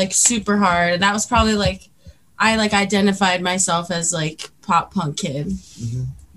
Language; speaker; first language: English; native; English